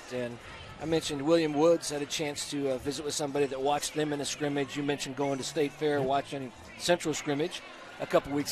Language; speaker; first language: English; native; English